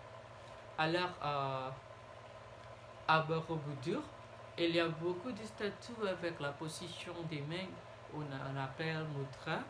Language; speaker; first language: French; non-native, learner; Indonesian